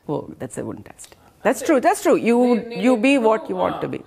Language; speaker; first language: English; non-native, local second language; Telugu